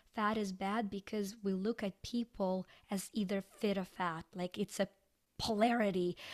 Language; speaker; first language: English; non-native, fluent; Ukrainian